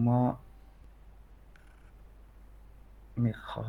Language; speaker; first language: Persian; non-native, learner; Urdu